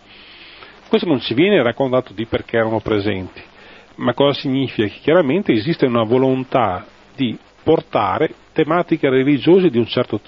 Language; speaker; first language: Italian; native; Italian